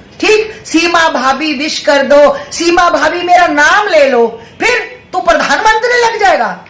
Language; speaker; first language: Hindi; native; Hindi